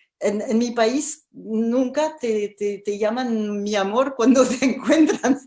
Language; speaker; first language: Spanish; non-native, fluent; French